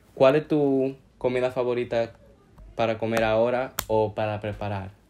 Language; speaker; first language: Spanish; early bilingual, heritage; Spanish